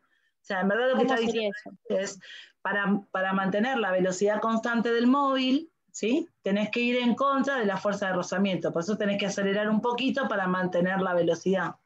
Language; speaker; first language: Spanish; native; Spanish